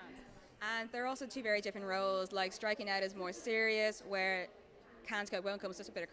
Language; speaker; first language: English; native; English